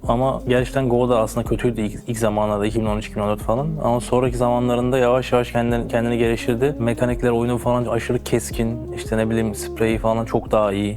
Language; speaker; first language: Turkish; native; Turkish